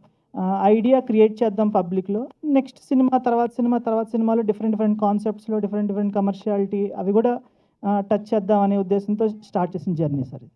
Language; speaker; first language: Telugu; native; Telugu